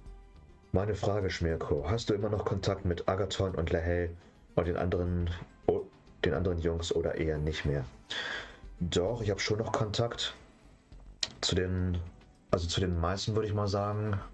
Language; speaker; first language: German; native; German